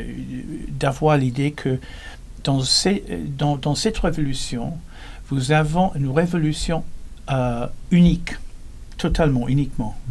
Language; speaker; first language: French; non-native, learner; English